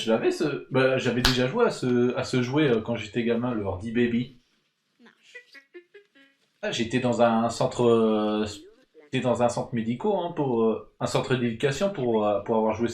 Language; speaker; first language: French; native; French